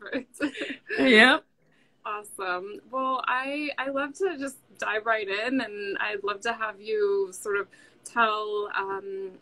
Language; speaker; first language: English; native; English